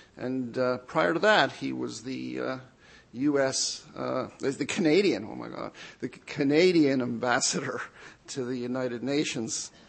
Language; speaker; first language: English; native; English